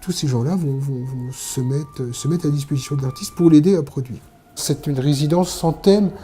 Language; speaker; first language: French; native; French